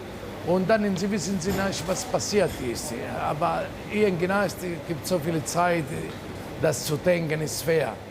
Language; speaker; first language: German; non-native, learner; Italian